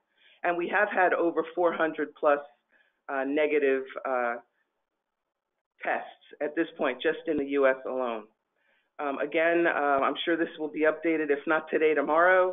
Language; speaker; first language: English; native; English